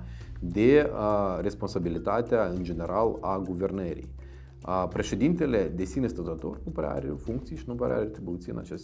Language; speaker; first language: Romanian; native; Romanian